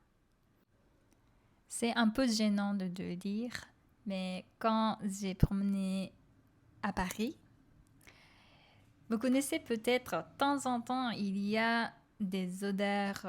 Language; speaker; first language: French; non-native, fluent; Japanese